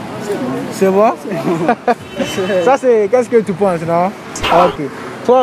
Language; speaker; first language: French; non-native, learner; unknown